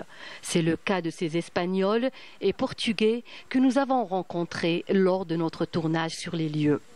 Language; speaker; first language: French; non-native, local second language; Arabic